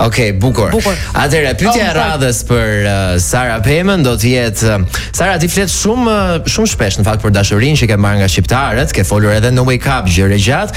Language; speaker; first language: Albanian; native; Albanian